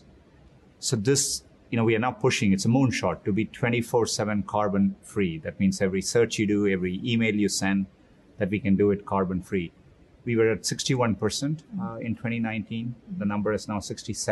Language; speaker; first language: English; non-native, local second language; Tamil